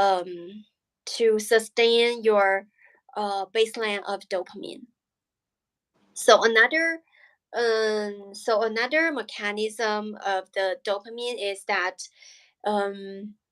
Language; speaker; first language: English; non-native, learner; Chinese